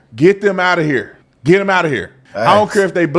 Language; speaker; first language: English; native; English